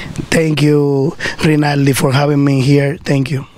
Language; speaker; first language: English; non-native, learner; Spanish